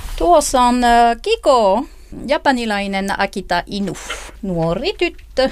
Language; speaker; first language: Finnish; non-native, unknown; French